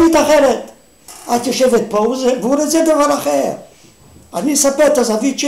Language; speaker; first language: Hebrew; non-native, fluent; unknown